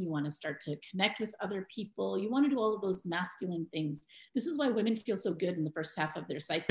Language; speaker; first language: English; native; English